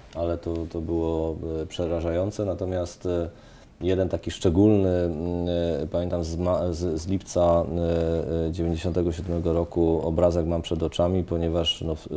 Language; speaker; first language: Polish; native; Polish